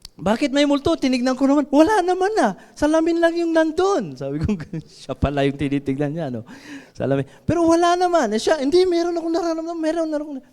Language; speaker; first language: Filipino; non-native, local second language; Iloko